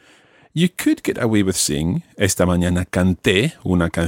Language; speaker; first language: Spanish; non-native, fluent; English